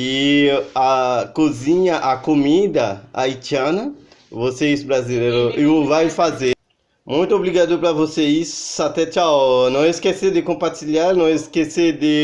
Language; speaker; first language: Portuguese; non-native, learner; Haitian Creole